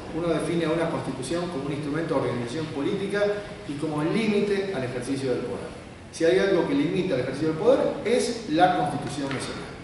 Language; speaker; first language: Spanish; native; Spanish